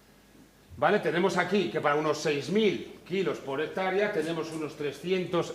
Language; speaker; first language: Spanish; native; Spanish